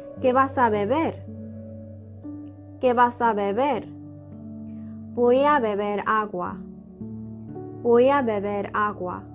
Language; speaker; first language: Spanish; non-native, fluent; Korean